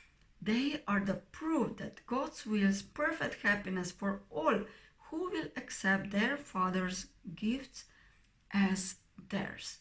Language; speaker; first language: English; non-native, fluent; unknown